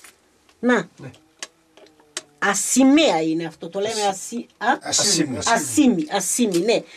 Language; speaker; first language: Greek; early bilingual, heritage; Greek